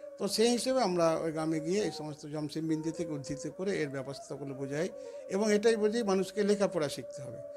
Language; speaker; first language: Bangla; non-native, local second language; Santali